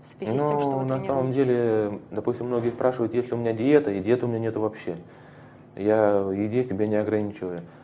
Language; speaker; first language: Russian; native; Russian